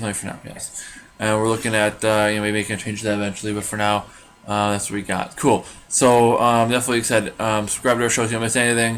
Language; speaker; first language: English; native; English